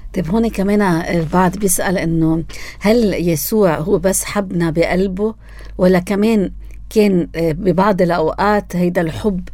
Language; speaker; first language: Arabic; native; Arabic